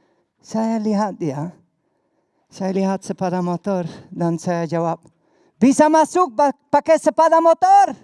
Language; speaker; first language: Indonesian; non-native, learner; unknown